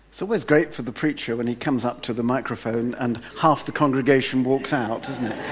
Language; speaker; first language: English; native; English